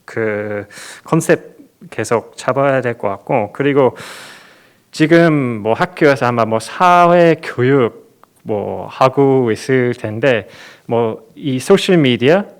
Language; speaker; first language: Korean; non-native, fluent; English